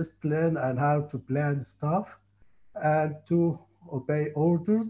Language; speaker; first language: English; non-native, fluent; Arabic